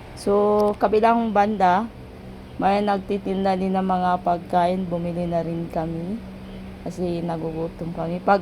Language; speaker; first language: Filipino; non-native, local second language; Cebuano